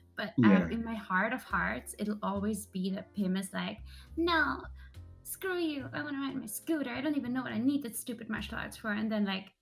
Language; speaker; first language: English; early bilingual, other home language; German